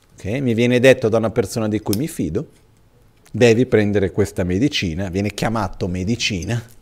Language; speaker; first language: Italian; non-native, fluent; Portuguese